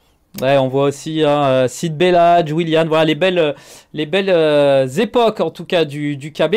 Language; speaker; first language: French; native; French